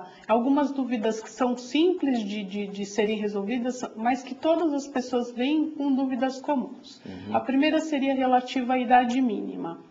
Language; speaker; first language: Portuguese; native; Portuguese